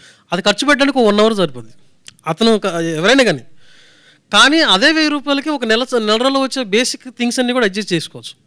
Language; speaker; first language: Telugu; native; Telugu